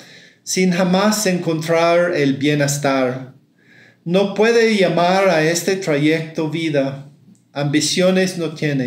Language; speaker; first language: Spanish; non-native, fluent; English